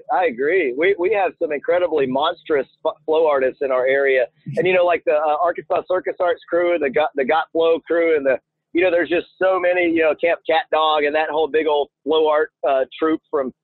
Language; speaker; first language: English; native; English